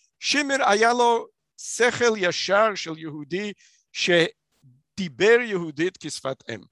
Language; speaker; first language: Hebrew; non-native, fluent; English